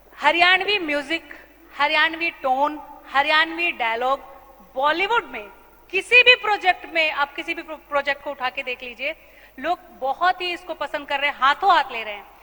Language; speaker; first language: Hindi; native; Hindi